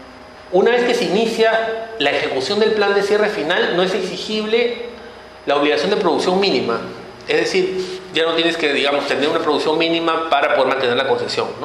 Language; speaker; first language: Spanish; native; Spanish